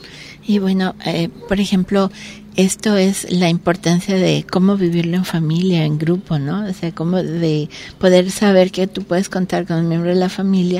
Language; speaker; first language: Spanish; native; Spanish